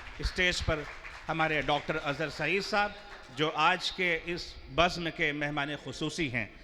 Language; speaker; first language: Urdu; native; Urdu